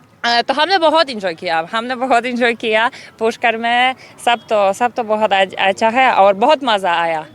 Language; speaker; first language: Hindi; non-native, learner; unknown